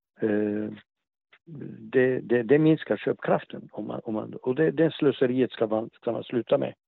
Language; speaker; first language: Swedish; non-native, fluent; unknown